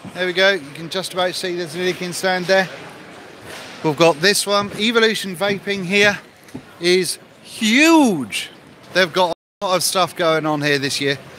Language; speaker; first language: English; native; English